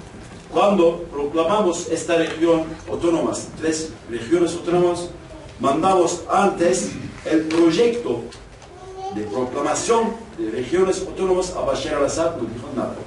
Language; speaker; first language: Spanish; non-native, fluent; Kurdish